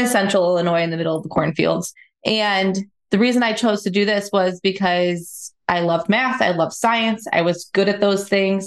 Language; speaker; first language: English; native; English